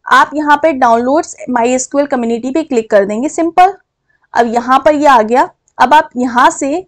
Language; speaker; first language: Hindi; native; Hindi